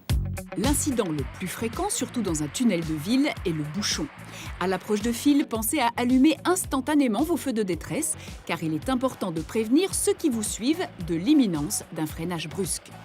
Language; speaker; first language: French; native; French